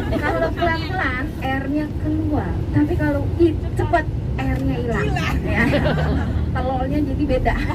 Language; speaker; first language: Indonesian; non-native, fluent; Cantonese